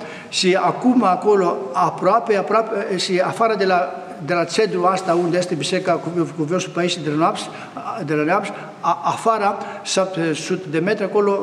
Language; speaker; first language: Romanian; non-native, fluent; Greek